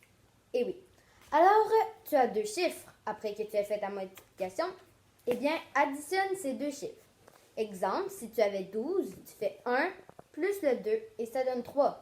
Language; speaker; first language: French; native; French